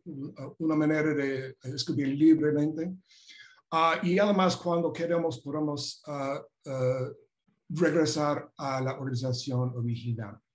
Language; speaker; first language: Spanish; non-native, fluent; English